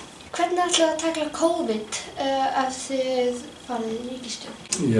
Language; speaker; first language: Icelandic; native; Icelandic